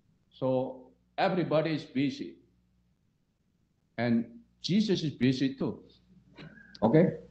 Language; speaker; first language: English; non-native, fluent; Indonesian